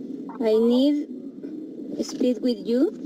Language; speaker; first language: English; non-native, learner; Spanish